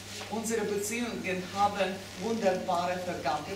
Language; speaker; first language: German; non-native, fluent; Russian